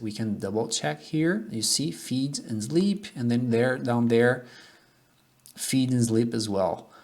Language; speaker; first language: English; non-native, fluent; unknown